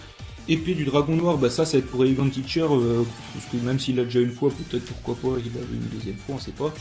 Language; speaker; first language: French; native; French